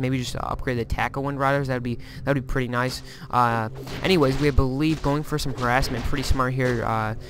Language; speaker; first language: English; native; English